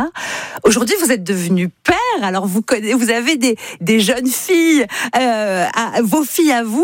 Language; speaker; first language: French; native; French